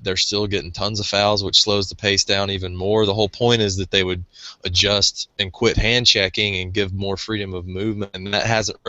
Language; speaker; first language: English; native; English